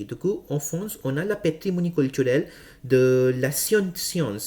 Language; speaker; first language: French; non-native, learner; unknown